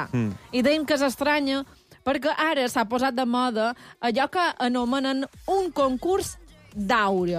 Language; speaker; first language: Catalan; native; Catalan